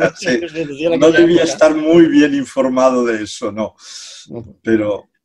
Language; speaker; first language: Spanish; non-native, local second language; Catalan